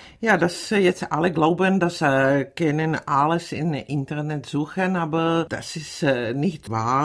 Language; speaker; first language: German; non-native, fluent; Czech